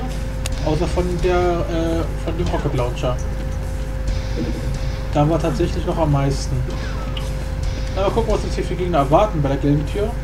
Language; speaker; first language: German; native; German